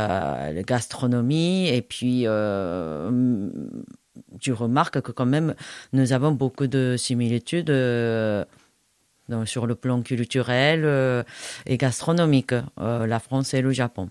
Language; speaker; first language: French; non-native, fluent; Japanese